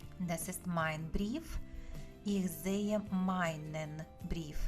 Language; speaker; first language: German; non-native, fluent; Ukrainian